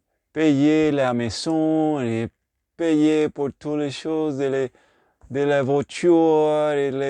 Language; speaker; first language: French; non-native, learner; Spanish